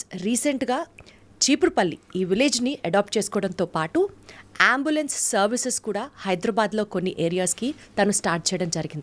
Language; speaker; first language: Telugu; native; Telugu